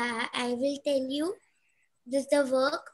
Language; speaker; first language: English; non-native, local second language; Hindi